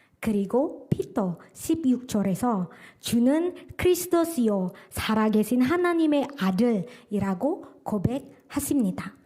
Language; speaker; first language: Korean; non-native, fluent; Indonesian